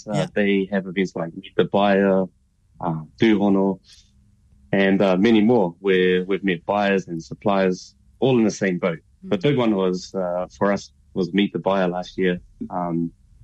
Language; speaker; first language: English; native; English